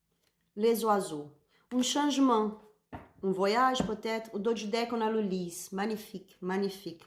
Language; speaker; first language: French; non-native, learner; Spanish